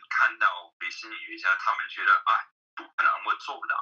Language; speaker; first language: Chinese; non-native, fluent; English